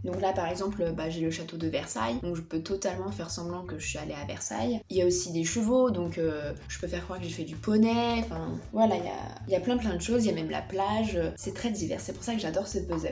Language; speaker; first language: French; native; French